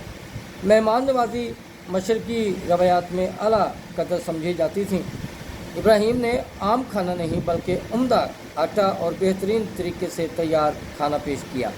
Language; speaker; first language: Urdu; native; Urdu